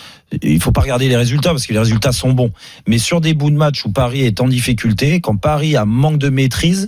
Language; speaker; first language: French; native; French